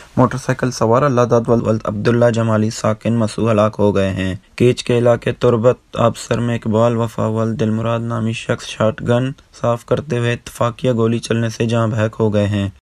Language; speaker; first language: Urdu; non-native, local second language; Baluchi